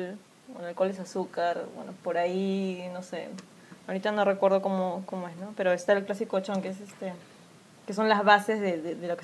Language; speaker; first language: Spanish; native; Spanish